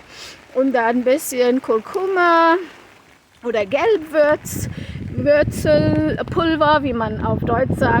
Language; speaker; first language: German; non-native, fluent; Konkani